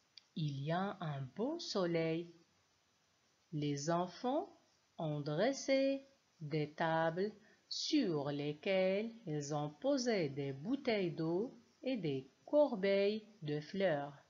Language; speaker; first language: French; non-native, local second language; Arabic